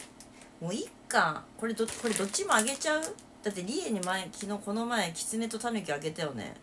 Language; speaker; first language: Japanese; native; Japanese